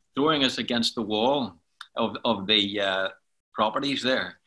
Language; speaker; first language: English; native; English